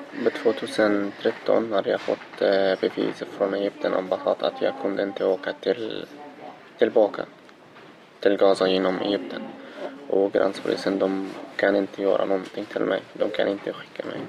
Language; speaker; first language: Swedish; non-native, learner; Arabic